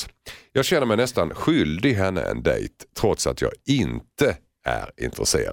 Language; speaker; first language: Swedish; native; Swedish